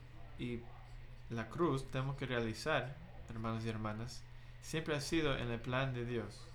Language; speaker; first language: Spanish; non-native, fluent; English